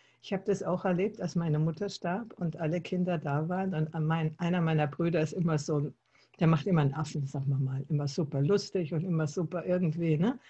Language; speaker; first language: German; native; German